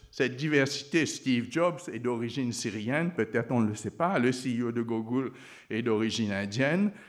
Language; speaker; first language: French; non-native, local second language; Morisyen